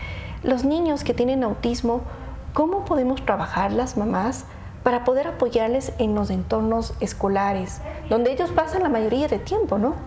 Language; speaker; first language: Spanish; native; Spanish